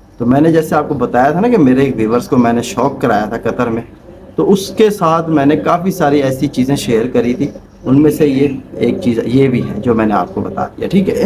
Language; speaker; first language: Urdu; non-native, local second language; Punjabi